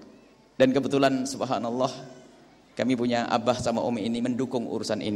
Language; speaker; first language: Indonesian; native; Indonesian